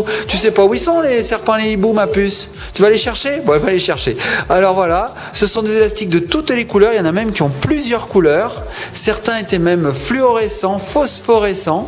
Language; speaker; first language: French; native; French